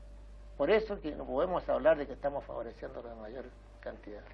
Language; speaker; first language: Spanish; native; Spanish